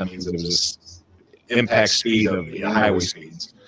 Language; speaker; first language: English; native; English